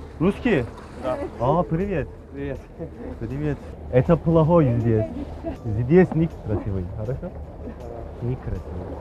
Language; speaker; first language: Russian; non-native, learner; Turkish